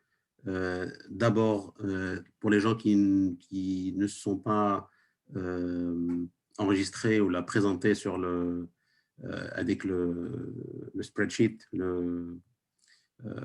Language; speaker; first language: French; non-native, local second language; Arabic